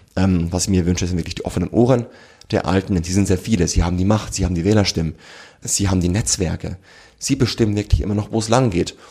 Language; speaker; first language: German; native; German